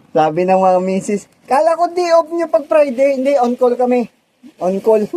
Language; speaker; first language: Filipino; non-native, local second language; Hiligaynon